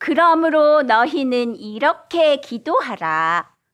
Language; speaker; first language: Korean; native; Korean